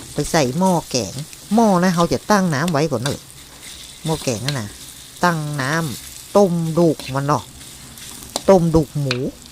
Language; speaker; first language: Thai; native; Thai